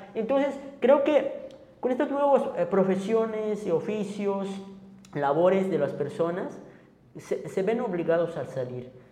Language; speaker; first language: Spanish; non-native, local second language; Tzotzil